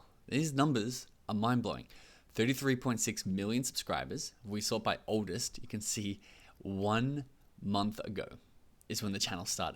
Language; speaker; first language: English; native; English